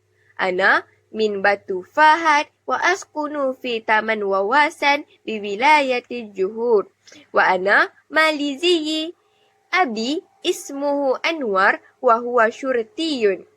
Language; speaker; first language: Arabic; non-native, learner; Malay